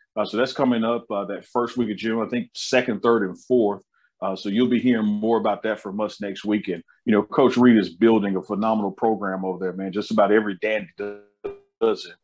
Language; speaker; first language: English; native; English